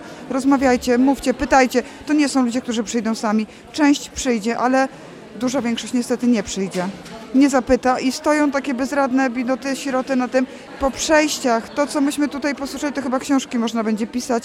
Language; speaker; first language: Polish; native; Polish